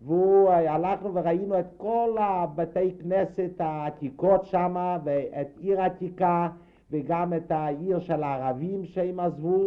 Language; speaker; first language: Hebrew; non-native, fluent; Yiddish